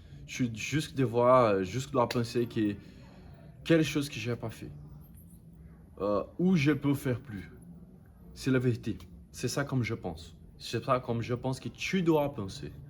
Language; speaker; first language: French; non-native, learner; Portuguese